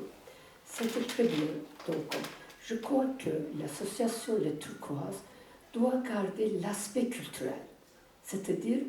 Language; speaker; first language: French; non-native, fluent; Turkish